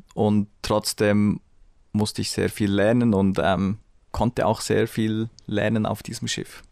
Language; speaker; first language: German; native; German